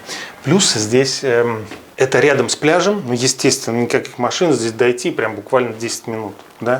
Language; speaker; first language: Russian; native; Russian